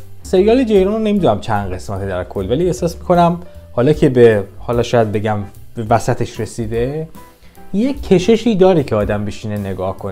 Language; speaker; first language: Persian; native; Persian